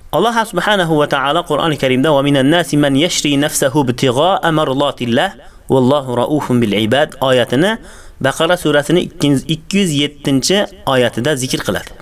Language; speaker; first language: Uzbek; native; Uzbek